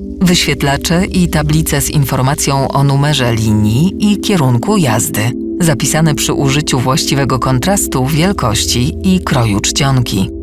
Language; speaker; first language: Polish; native; Polish